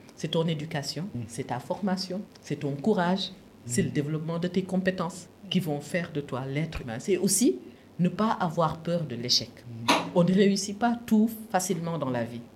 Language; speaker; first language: French; non-native, local second language; Wolof